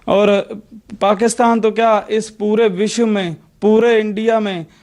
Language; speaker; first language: Hindi; non-native, local second language; Punjabi